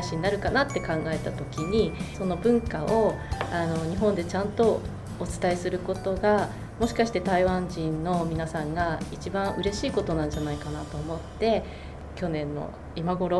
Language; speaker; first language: Japanese; native; Japanese